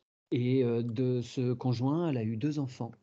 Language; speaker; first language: French; native; French